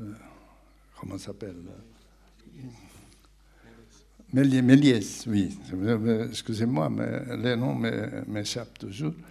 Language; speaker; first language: French; non-native, fluent; Portuguese